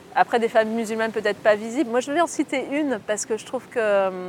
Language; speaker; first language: French; native; French